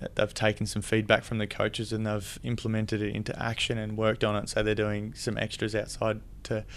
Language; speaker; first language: English; native; English